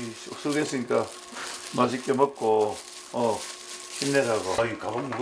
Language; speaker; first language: Korean; native; Korean